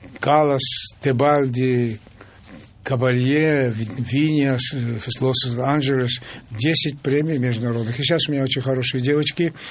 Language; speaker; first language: Russian; non-native, local second language; Georgian